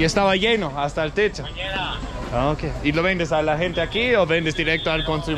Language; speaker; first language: Spanish; non-native, fluent; Danish